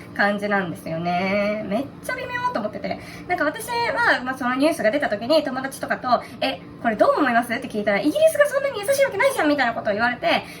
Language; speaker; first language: Japanese; native; Japanese